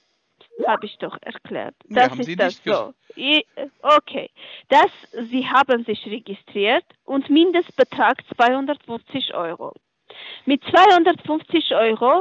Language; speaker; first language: German; non-native, learner; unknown